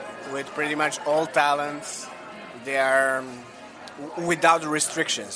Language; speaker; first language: English; non-native, learner; Serbian